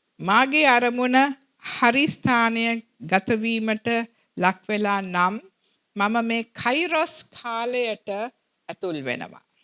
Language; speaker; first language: Sinhala; native; Sinhala